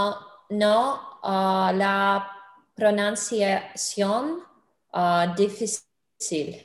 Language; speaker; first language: Spanish; non-native, learner; English